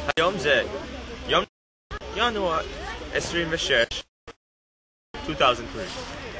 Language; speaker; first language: Hebrew; non-native, learner; English